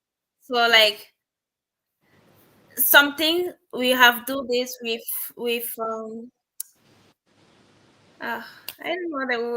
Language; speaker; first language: English; non-native, learner; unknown